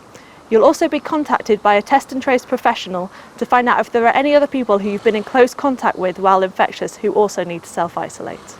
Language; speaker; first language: English; native; English